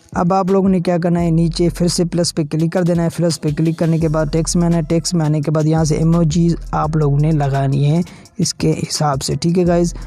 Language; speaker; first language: Urdu; non-native, local second language; Sindhi